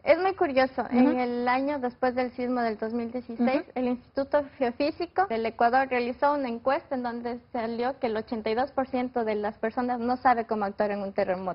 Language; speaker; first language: Spanish; native; Spanish